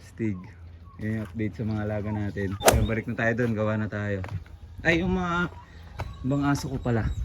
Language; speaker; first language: Filipino; non-native, local second language; Iloko